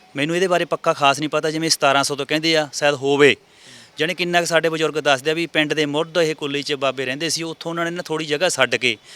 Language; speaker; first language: Punjabi; native; Punjabi